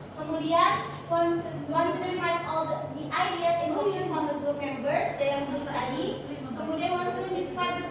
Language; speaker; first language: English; non-native, learner; Indonesian